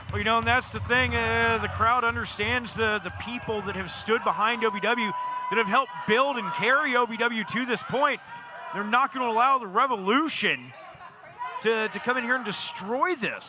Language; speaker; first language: English; native; English